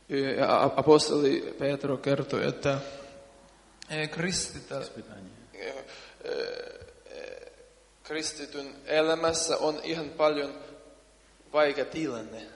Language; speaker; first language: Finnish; non-native, learner; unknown